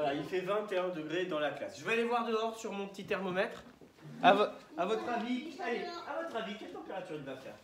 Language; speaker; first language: French; native; French